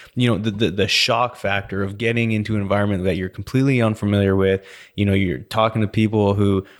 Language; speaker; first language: English; native; English